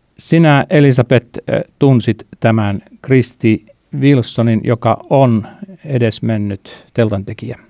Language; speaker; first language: Finnish; native; Finnish